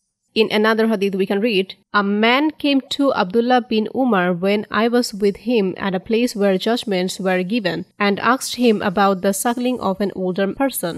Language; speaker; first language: English; non-native, fluent; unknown